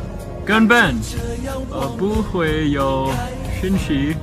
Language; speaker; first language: Chinese; non-native, learner; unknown